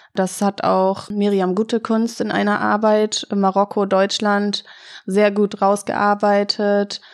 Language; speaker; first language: German; native; German